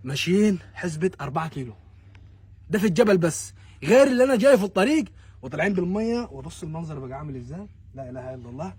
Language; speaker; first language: Arabic; native; Arabic